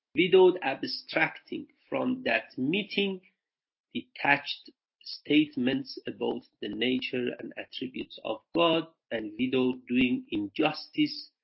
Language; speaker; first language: English; non-native, fluent; Persian